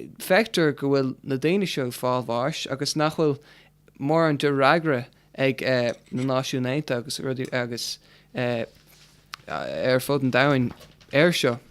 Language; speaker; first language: Irish; non-native, local second language; English